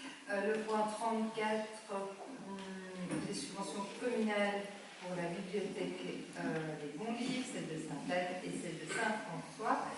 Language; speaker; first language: French; native; French